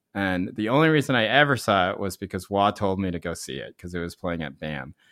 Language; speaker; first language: English; early bilingual, other home language; Korean